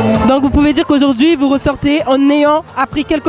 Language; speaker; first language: French; native; French